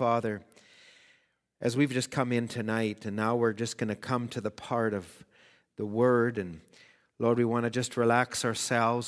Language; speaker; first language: English; native; English